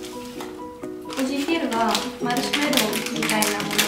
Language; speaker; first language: Japanese; non-native, learner; Russian